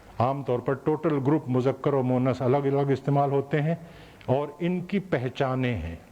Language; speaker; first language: Urdu; native; Urdu